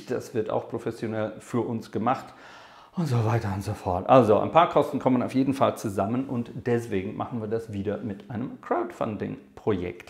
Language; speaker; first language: German; non-native, fluent; English